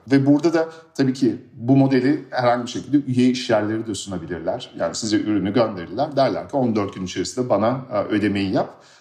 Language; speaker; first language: Turkish; early bilingual, heritage; Turkish